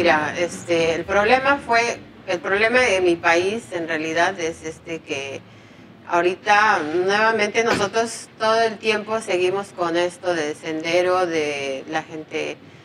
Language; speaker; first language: Spanish; native; Spanish